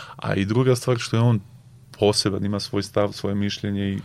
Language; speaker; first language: Serbian; native; Serbian